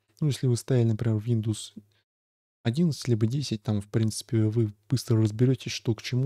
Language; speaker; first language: Russian; native; Russian